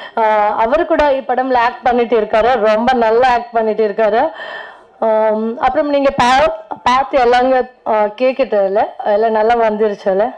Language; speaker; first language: Tamil; non-native, learner; Kannada